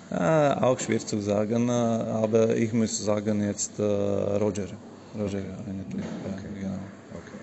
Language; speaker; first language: German; non-native, fluent; Slovak